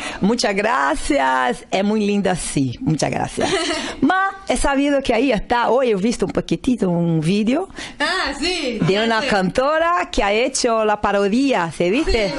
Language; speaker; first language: Spanish; non-native, learner; Portuguese